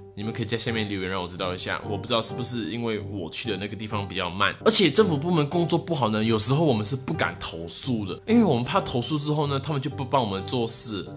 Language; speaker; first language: Chinese; native; Chinese